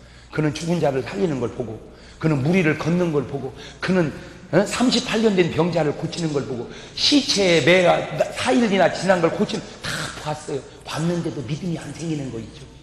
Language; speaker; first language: Korean; native; Korean